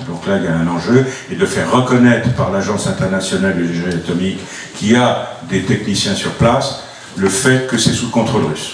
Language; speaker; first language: French; native; French